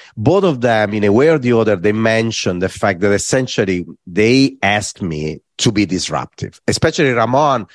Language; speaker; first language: English; non-native, fluent; Italian